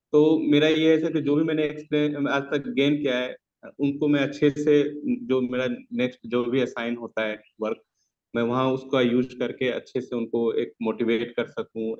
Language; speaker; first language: Hindi; native; Hindi